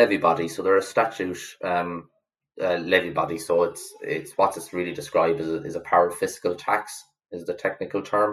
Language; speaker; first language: English; native; English